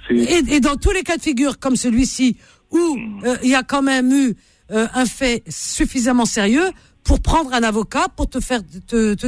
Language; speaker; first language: French; native; French